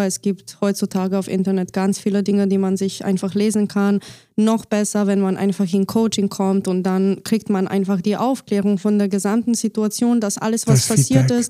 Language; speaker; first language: German; non-native, fluent; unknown